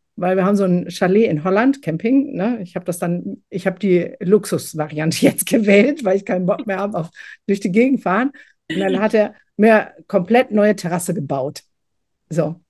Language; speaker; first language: German; native; German